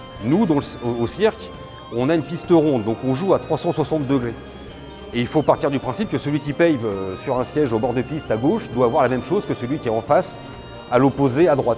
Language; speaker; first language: French; native; French